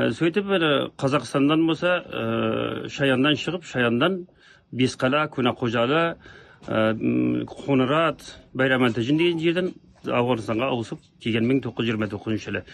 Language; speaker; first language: Kazakh; early bilingual, heritage; Kazakh